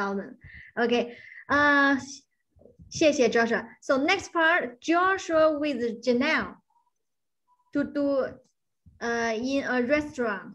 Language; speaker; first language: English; non-native, fluent; Chinese